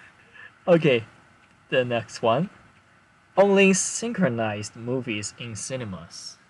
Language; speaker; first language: English; non-native, fluent; Chinese